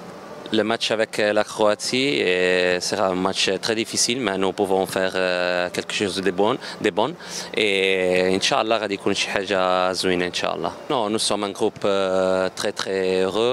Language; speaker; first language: French; non-native, local second language; Arabic